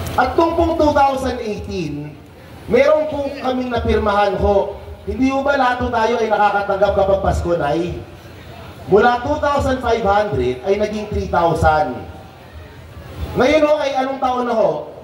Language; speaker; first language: Filipino; native; Filipino